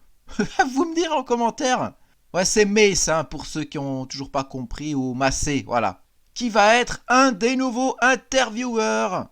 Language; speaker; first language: French; native; French